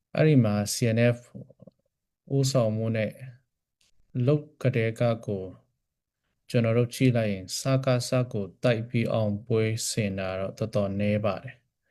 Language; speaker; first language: Burmese; non-native, local second language; Hakha Chin